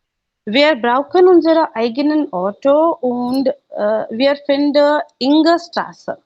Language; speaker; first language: German; non-native, learner; Hindi